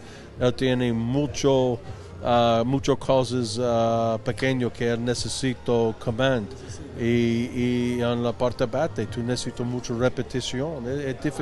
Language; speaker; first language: Spanish; non-native, learner; English